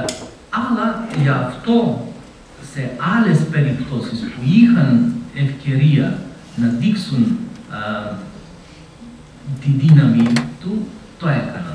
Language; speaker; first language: Greek; non-native, fluent; Macedonian